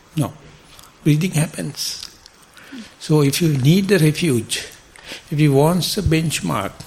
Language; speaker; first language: English; non-native, local second language; Sinhala